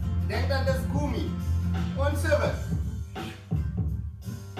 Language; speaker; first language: German; non-native, fluent; French